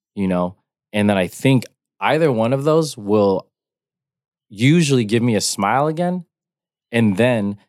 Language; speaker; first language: English; native; English